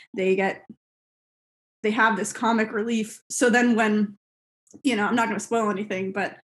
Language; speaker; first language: English; native; English